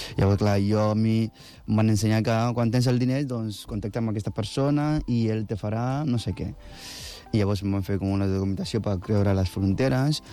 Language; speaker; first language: Catalan; non-native, fluent; Akan